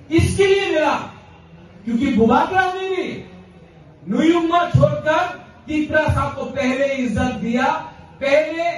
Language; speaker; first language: Hindi; non-native, local second language; Kok Borok